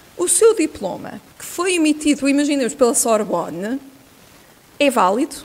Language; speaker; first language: Portuguese; native; Portuguese